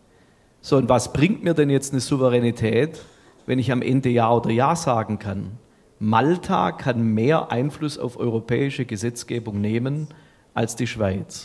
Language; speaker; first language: German; native; German